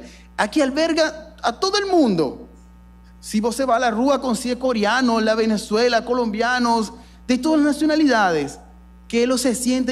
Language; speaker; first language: Portuguese; non-native, learner; Spanish